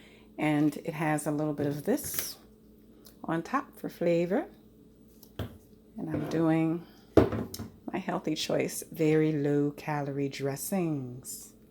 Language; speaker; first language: English; native; English